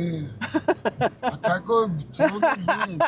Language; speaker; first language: Russian; non-native, local second language; Uzbek